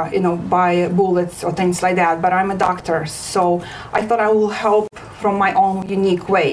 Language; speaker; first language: English; non-native, fluent; Ukrainian